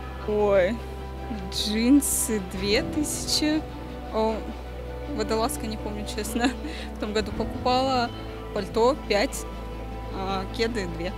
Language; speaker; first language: Russian; native; Russian